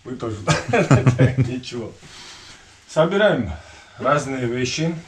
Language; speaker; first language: Russian; non-native, learner; Georgian